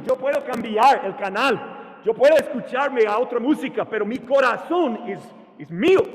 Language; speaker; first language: Spanish; non-native, learner; English